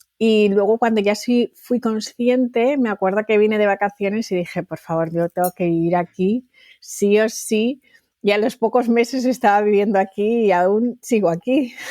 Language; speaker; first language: Spanish; native; Spanish